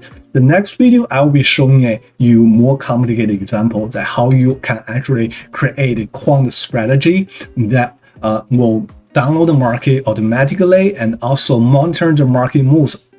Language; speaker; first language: English; non-native, fluent; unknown